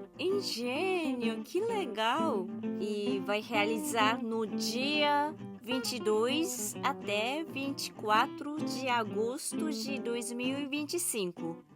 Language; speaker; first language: Portuguese; non-native, learner; Japanese